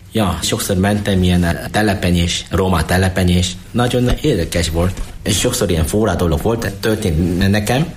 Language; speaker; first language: Hungarian; non-native, learner; Korean